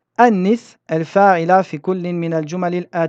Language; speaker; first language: Arabic; non-native, fluent; French